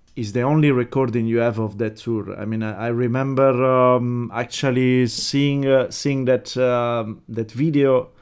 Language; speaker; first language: English; non-native, fluent; Italian